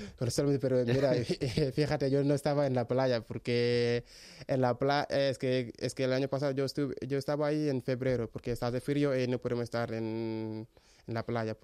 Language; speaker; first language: Spanish; non-native, learner; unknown